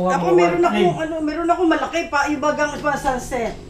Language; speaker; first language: Filipino; native; Filipino